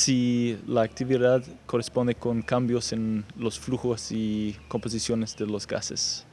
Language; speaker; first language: Spanish; non-native, fluent; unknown